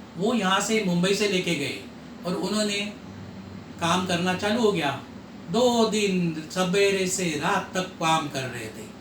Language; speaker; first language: Hindi; non-native, local second language; Marathi